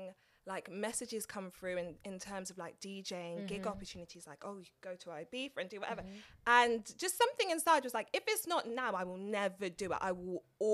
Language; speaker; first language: English; native; English